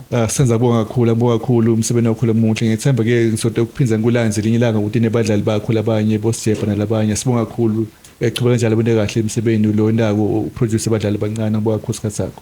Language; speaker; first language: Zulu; non-native, local second language; Swati